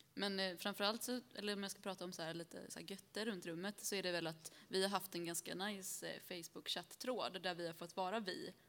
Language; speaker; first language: Swedish; early bilingual, other home language; Spanish